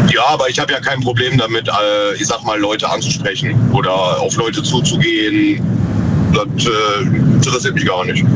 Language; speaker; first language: German; native; German